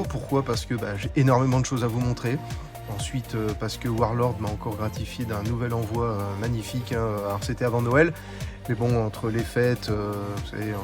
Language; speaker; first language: French; native; French